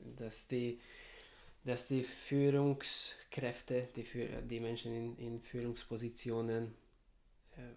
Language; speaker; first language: German; non-native, fluent; Hungarian